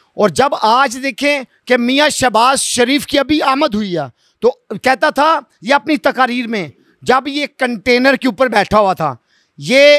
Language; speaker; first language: Urdu; non-native, local second language; Punjabi